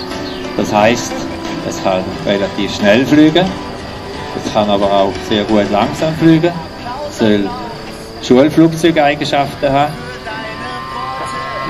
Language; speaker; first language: German; native; German